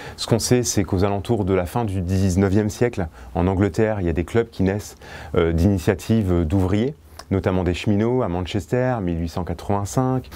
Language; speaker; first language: French; native; French